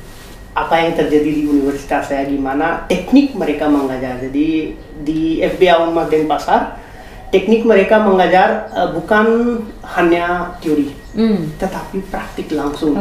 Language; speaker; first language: Indonesian; non-native, fluent; Hindi